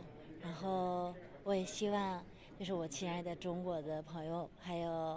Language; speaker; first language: Chinese; non-native, fluent; Japanese